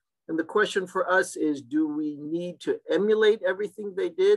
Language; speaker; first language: English; native; English